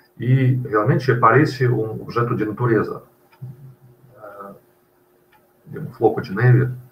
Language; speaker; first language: Portuguese; non-native, fluent; Russian